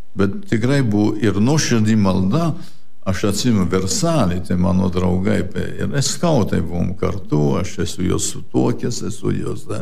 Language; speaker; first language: Lithuanian; early bilingual, heritage; Lithuanian